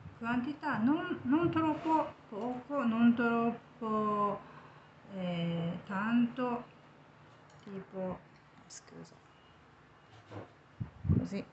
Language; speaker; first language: Italian; non-native, learner; Japanese